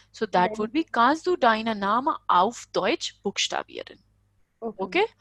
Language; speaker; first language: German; non-native, fluent; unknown